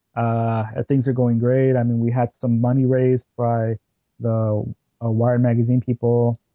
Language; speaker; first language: English; early bilingual, other home language; Spanish